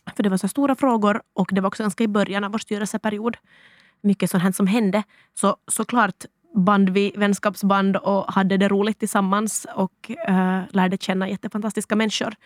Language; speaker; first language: Swedish; native; Swedish